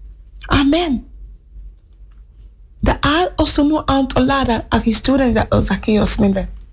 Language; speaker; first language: Norwegian; non-native, fluent; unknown